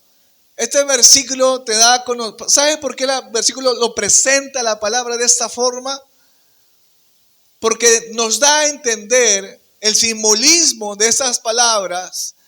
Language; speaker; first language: Spanish; native; Spanish